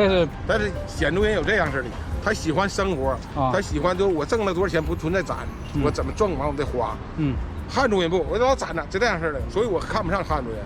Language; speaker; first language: Chinese; native; Chinese